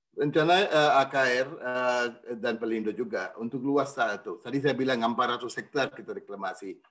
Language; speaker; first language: Indonesian; non-native, fluent; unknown